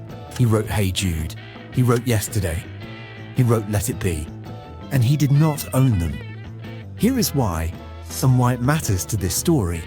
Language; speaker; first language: English; native; English